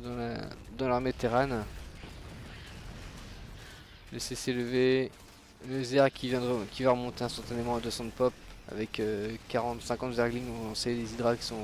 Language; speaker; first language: French; native; French